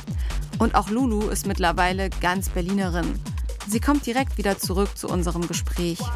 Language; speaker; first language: German; native; German